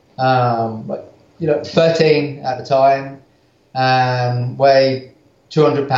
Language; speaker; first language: English; native; English